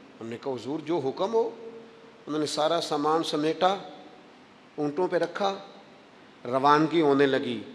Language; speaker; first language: Urdu; non-native, local second language; Punjabi